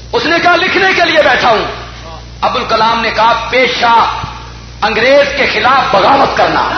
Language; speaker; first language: Urdu; non-native, local second language; Punjabi